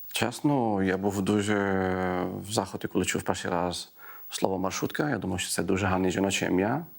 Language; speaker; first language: Ukrainian; non-native, fluent; Greek